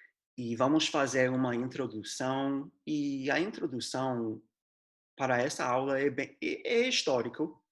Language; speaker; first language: Portuguese; non-native, fluent; English